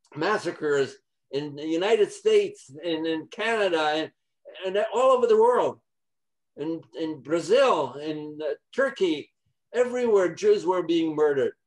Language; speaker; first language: English; non-native, fluent; Polish